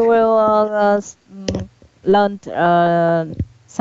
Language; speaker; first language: English; non-native, learner; Vietnamese